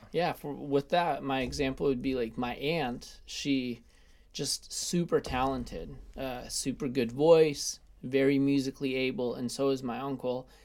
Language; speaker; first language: English; early bilingual, other home language; Russian